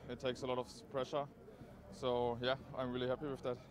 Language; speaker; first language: English; non-native, fluent; German